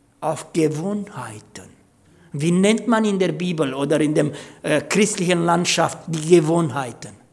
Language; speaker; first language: German; non-native, fluent; Romanian